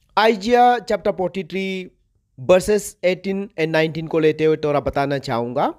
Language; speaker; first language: Hindi; non-native, local second language; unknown